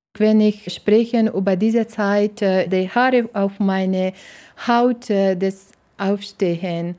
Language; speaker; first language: German; non-native, learner; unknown